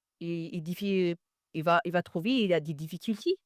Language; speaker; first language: French; non-native, learner; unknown